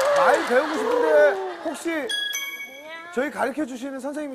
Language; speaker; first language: Korean; native; Korean